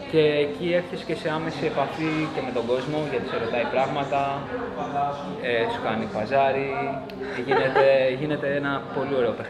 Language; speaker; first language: Greek; early bilingual, other home language; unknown